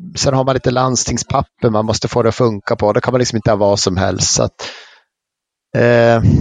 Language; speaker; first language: Swedish; native; Swedish